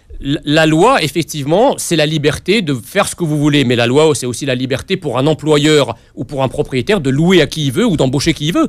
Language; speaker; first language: French; early bilingual, other home language; Arabic